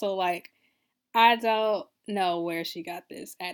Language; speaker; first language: English; native; English